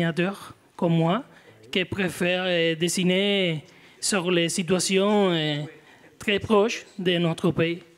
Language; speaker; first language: French; non-native, learner; Spanish